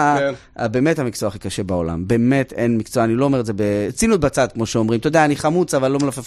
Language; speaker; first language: Hebrew; native; Hebrew